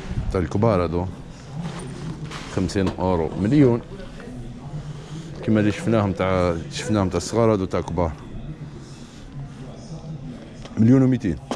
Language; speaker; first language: Arabic; native; Arabic